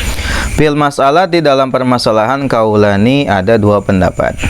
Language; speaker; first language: Indonesian; non-native, local second language; Sundanese